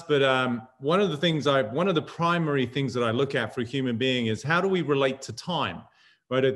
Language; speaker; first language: English; native; English